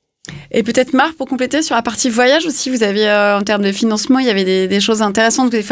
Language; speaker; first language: French; native; French